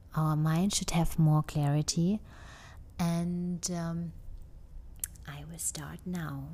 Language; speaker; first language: English; non-native, fluent; German